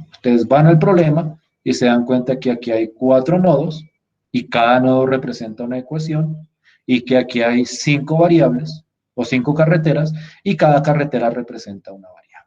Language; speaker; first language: Spanish; native; Spanish